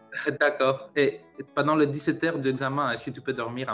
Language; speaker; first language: French; non-native, fluent; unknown